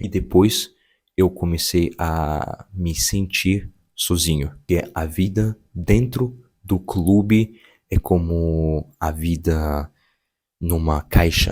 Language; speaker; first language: Portuguese; non-native, fluent; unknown